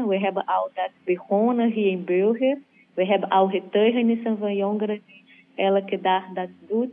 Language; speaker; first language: Dutch; non-native, learner; Portuguese